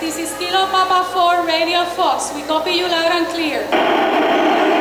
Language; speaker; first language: English; non-native, local second language; Spanish